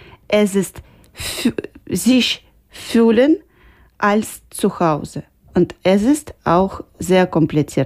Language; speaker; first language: German; non-native, learner; Ukrainian